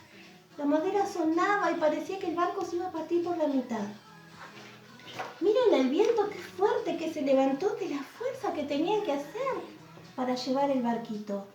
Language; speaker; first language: Spanish; native; Spanish